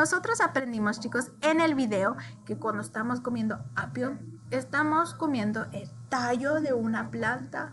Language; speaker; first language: Spanish; early bilingual, heritage; English